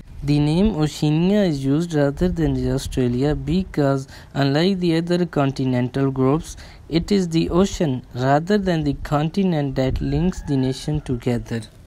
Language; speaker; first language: English; non-native, local second language; Urdu